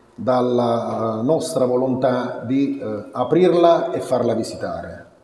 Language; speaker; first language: Italian; native; Italian